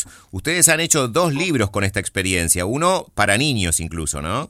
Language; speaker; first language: Spanish; native; Spanish